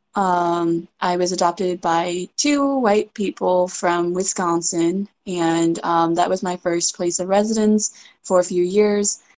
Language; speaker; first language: English; native; English